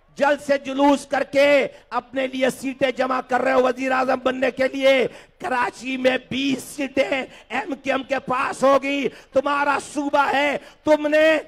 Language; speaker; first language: Urdu; native; Urdu